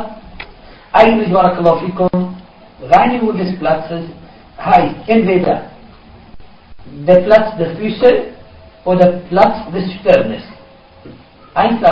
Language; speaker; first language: German; non-native, fluent; Arabic